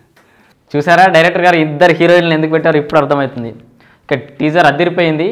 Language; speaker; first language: Telugu; native; Telugu